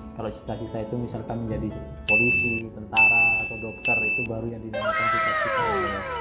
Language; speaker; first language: Indonesian; native; Indonesian